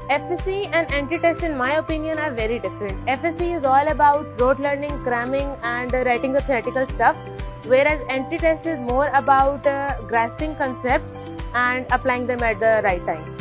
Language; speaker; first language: English; non-native, local second language; Urdu